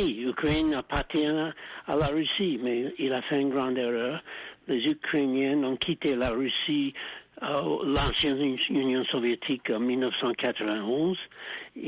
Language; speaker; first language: French; non-native, fluent; English